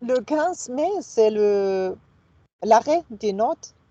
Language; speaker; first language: French; non-native, fluent; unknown